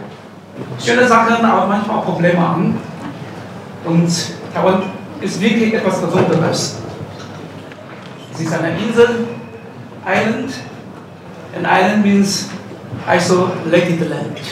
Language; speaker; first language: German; non-native, fluent; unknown